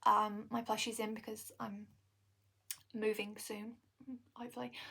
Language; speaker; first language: English; native; English